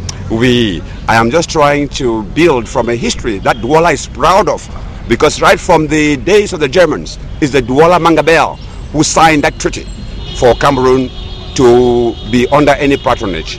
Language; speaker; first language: English; native; English